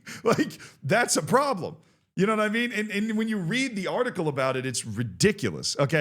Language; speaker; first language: English; native; English